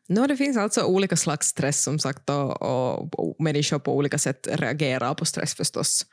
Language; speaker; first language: Swedish; non-native, local second language; Finnish